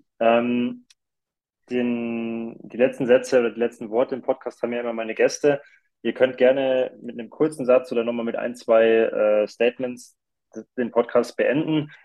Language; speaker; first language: German; native; German